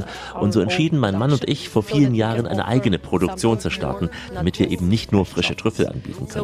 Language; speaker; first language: German; native; German